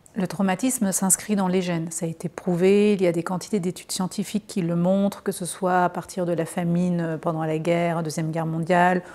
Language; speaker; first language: French; native; French